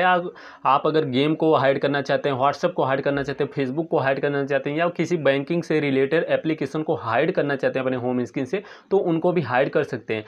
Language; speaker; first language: Hindi; native; Hindi